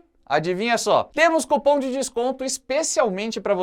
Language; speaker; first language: Portuguese; native; Portuguese